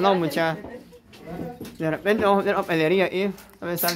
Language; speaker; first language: Spanish; native; Spanish